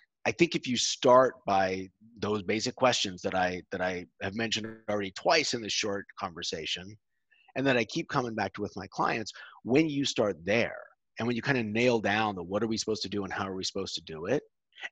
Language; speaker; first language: English; native; English